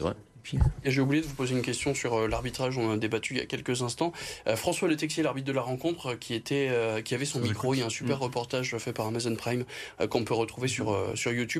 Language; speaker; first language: French; native; French